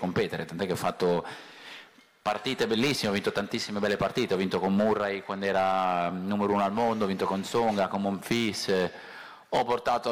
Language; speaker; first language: Italian; native; Italian